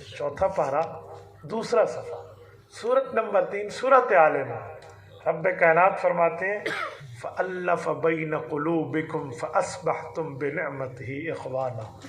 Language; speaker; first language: Urdu; non-native, local second language; Saraiki